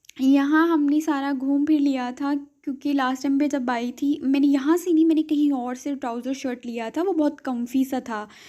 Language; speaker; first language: Urdu; native; Urdu